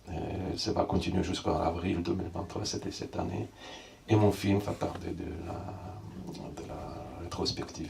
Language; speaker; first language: French; non-native, fluent; Russian